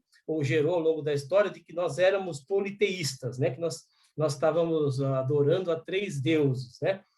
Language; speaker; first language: Portuguese; native; Portuguese